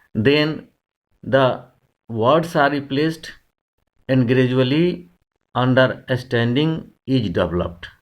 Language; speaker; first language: English; non-native, local second language; Hindi